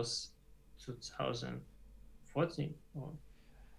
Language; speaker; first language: English; non-native, learner; Russian